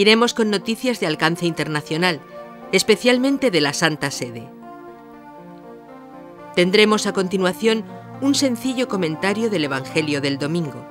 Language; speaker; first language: Spanish; native; Spanish